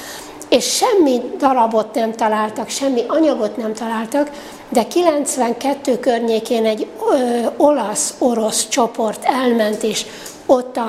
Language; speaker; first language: Hungarian; native; Hungarian